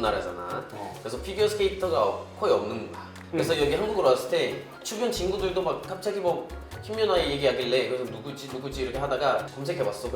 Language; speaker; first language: Korean; non-native, fluent; Portuguese